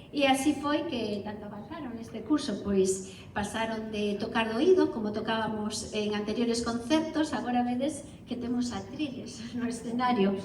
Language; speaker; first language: Galician; non-native, local second language; Spanish